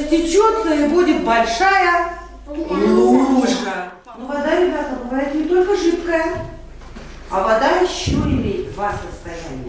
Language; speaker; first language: Russian; native; Russian